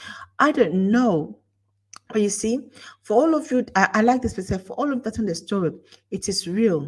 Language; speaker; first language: English; non-native, local second language; Igbo